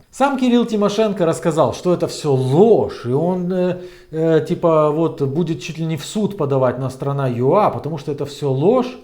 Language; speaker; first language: Russian; native; Russian